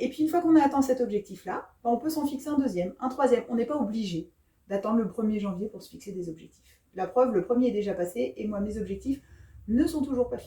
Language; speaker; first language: French; native; French